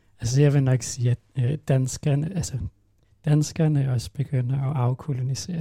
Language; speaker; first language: Danish; non-native, local second language; Kalaallisut